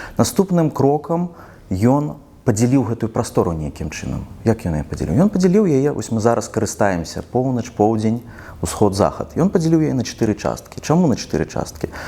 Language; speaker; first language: Belarusian; non-native, local second language; Russian